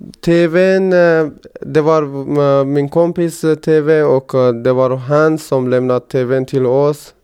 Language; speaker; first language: Swedish; non-native, fluent; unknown